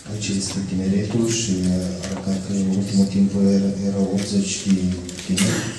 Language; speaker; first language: Romanian; non-native, learner; Russian